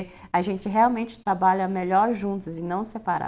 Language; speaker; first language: Portuguese; early bilingual, heritage; Portuguese